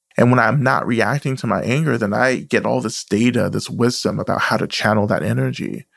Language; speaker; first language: English; native; English